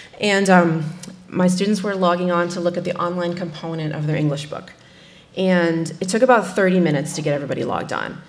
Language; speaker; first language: English; native; English